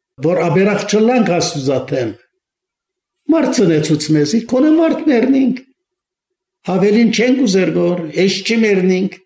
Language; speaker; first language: Armenian; early bilingual, heritage; Armenian